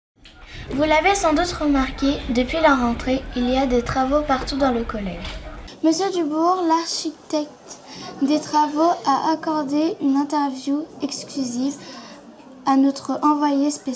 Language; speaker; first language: French; native; French